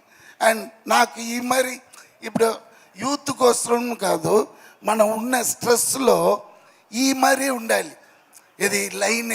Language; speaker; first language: Telugu; non-native, learner; Tamil